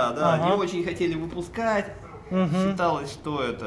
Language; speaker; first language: Russian; native; Russian